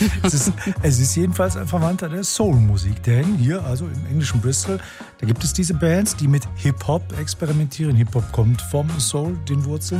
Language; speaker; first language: German; native; German